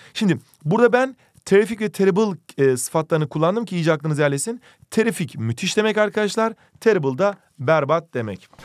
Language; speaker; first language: Turkish; native; Turkish